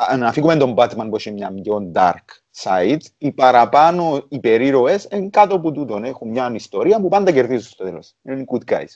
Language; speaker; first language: Greek; native; Greek